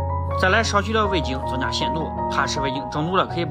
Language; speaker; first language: Chinese; native; Chinese